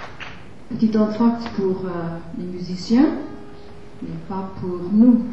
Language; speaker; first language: French; non-native, fluent; English